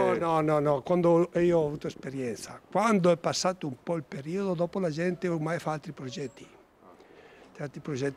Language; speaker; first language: Italian; native; Italian